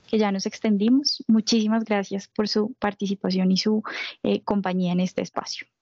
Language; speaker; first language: Spanish; native; Spanish